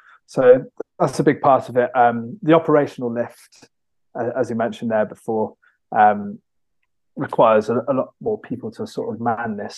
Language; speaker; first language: English; native; English